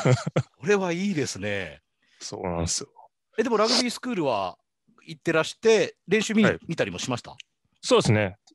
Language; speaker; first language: Japanese; native; Japanese